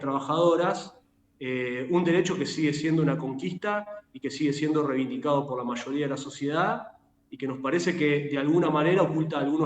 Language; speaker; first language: Spanish; native; Spanish